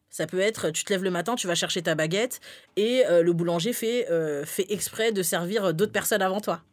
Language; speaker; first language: French; early bilingual, other home language; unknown